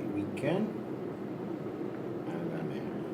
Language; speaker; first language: French; non-native, learner; Portuguese